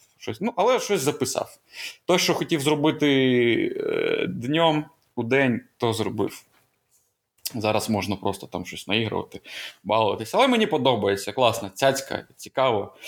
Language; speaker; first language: Ukrainian; non-native, local second language; Russian